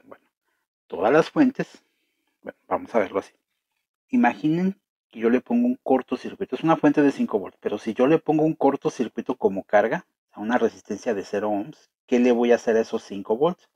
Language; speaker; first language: Spanish; native; Spanish